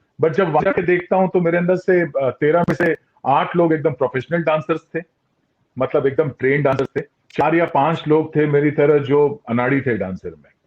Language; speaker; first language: Hindi; non-native, local second language; Tulu